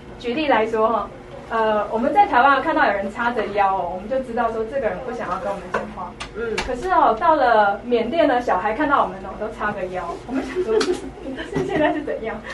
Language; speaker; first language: Chinese; native; Chinese